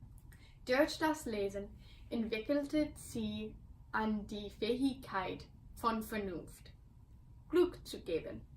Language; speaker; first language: German; non-native, learner; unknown